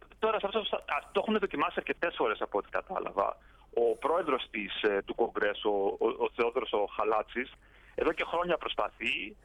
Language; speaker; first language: Greek; native; Greek